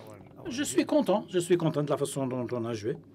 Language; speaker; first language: French; non-native, fluent; Spanish